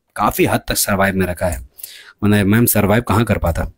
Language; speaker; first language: Hindi; non-native, local second language; Urdu